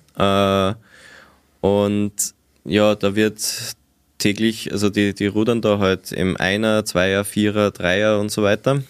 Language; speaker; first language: German; native; German